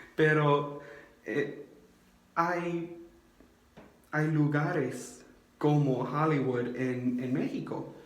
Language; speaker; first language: Spanish; non-native, learner; English